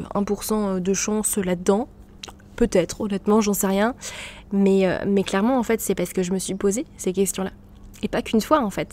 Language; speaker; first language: French; native; French